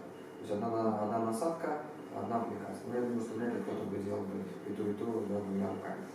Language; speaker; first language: Russian; native; Russian